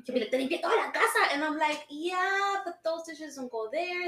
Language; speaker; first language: English; early bilingual, other home language; Spanish